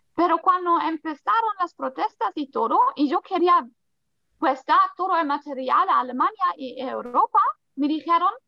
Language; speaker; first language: Spanish; non-native, fluent; German